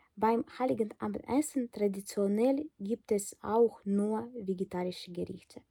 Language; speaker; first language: German; non-native, fluent; Ukrainian